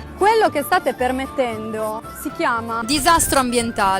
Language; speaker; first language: Italian; native; Italian